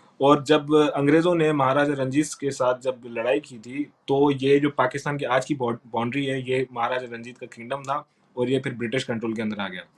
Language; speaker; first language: Urdu; non-native, local second language; Sindhi